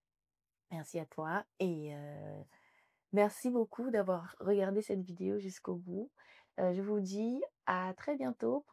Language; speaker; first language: French; native; French